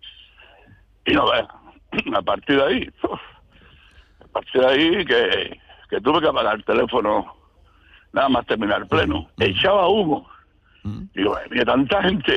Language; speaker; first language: Spanish; native; Spanish